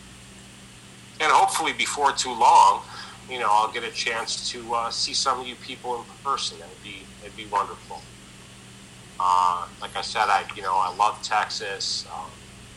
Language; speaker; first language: English; native; English